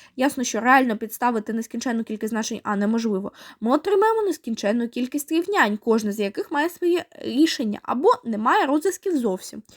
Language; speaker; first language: Ukrainian; native; Ukrainian